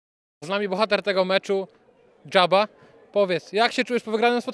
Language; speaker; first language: Polish; native; Polish